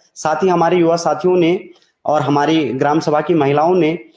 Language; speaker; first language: Hindi; native; Hindi